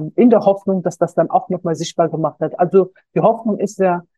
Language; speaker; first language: German; native; German